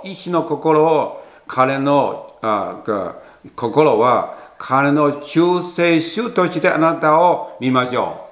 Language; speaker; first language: Japanese; non-native, learner; Chinese